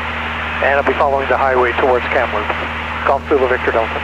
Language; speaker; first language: English; native; English